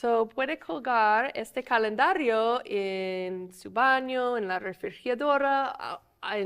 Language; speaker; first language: Spanish; non-native, fluent; English